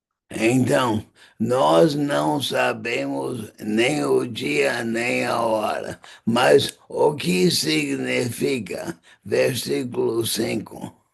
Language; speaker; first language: Portuguese; non-native, fluent; English